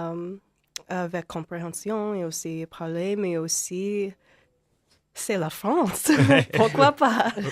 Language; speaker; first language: French; non-native, learner; English